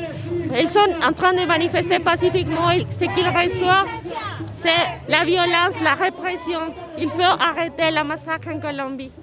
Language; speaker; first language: French; non-native, fluent; Spanish